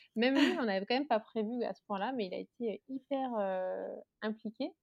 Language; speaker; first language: French; native; French